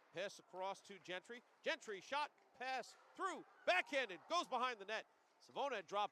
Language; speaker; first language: English; native; English